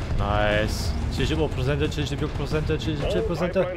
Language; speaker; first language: Korean; non-native, learner; German